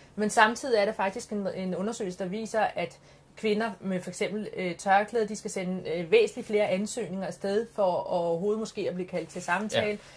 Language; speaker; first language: Danish; early bilingual, other home language; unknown